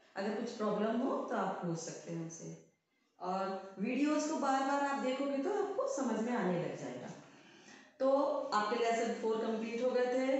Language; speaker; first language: Hindi; native; Hindi